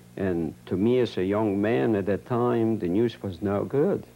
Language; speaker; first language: English; non-native, fluent; Yiddish